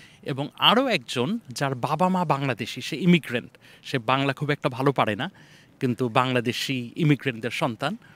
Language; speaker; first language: Bangla; native; Bangla